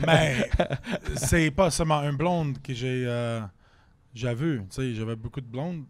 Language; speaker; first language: French; non-native, fluent; English